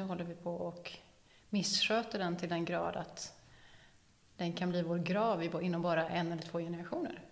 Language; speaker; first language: Swedish; native; Swedish